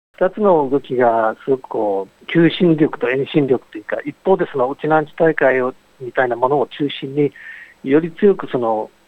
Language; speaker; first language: Japanese; native; Japanese